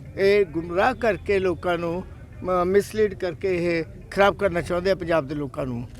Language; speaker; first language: Punjabi; native; Punjabi